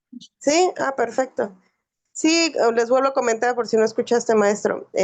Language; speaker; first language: Spanish; native; Spanish